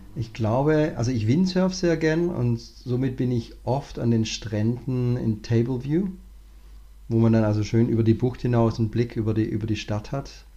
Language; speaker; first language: German; native; German